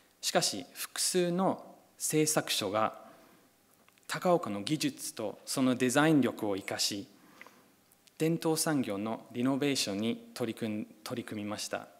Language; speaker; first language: Japanese; non-native, fluent; English